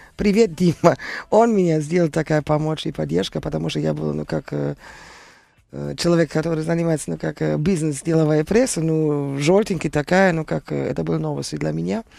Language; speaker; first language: Russian; non-native, learner; German